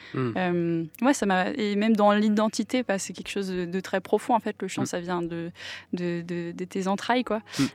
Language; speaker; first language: French; non-native, local second language; English